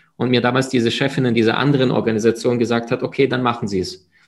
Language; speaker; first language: German; early bilingual, other home language; Russian